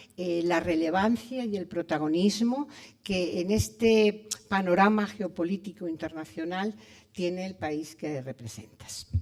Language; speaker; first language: Spanish; native; Spanish